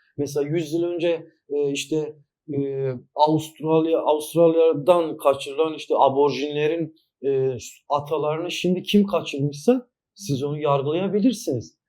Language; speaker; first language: Turkish; non-native, local second language; Kurdish